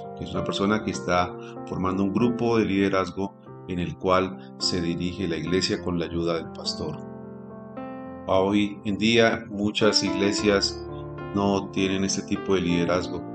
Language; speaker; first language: Spanish; native; Spanish